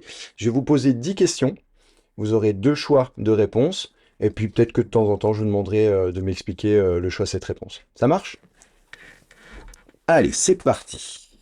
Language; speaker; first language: French; native; French